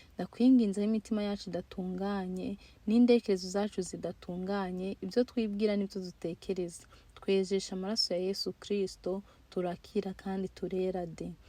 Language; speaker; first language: Kinyarwanda; native; Kinyarwanda